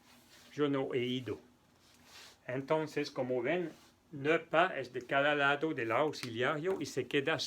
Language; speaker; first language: Spanish; non-native, fluent; French